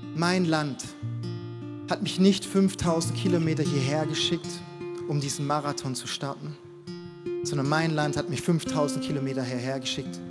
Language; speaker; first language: German; native; German